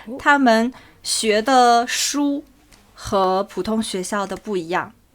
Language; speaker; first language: Chinese; native; Chinese